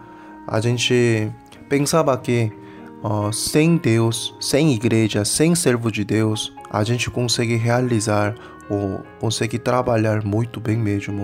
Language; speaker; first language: Portuguese; non-native, fluent; Korean